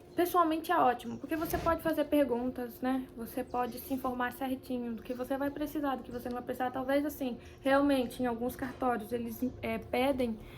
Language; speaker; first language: Portuguese; native; Portuguese